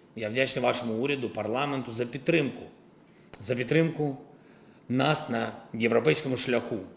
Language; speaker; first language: Ukrainian; non-native, local second language; Russian